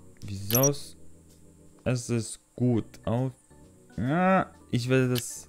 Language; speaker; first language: German; non-native, learner; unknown